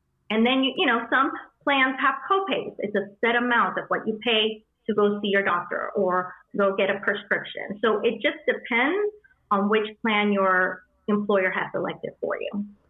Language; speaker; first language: English; early bilingual, other home language; Spanish